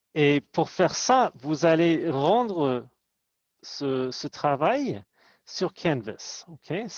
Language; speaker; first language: French; non-native, fluent; English